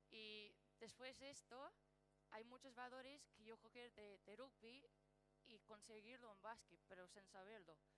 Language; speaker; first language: Spanish; non-native, learner; English